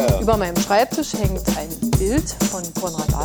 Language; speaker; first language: German; native; German